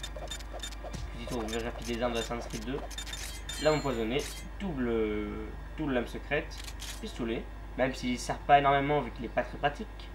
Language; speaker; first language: French; native; French